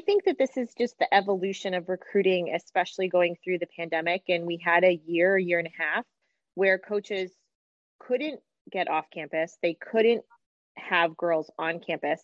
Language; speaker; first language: English; native; English